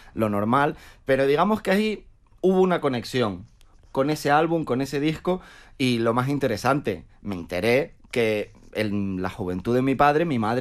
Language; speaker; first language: Spanish; native; Spanish